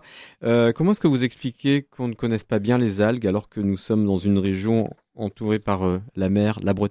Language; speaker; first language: French; native; French